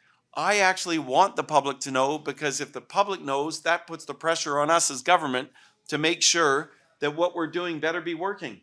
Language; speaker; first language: English; native; English